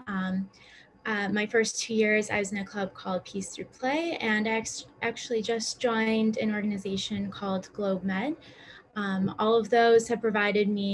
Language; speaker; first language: English; native; English